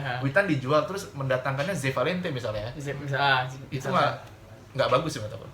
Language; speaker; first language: Indonesian; native; Indonesian